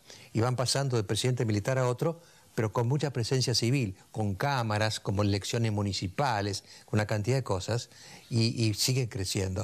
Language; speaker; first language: Spanish; native; Spanish